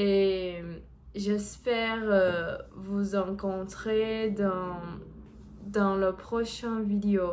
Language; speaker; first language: French; non-native, learner; Portuguese